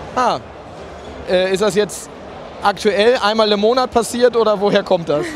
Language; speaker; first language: German; native; German